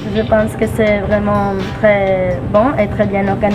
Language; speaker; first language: French; non-native, learner; English